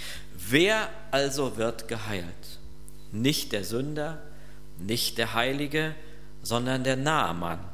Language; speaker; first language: German; native; German